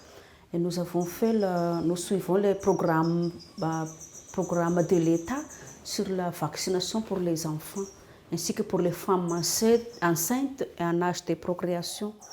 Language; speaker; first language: French; non-native, local second language; Malagasy